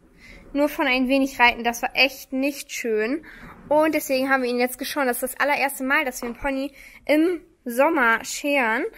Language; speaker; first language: German; native; German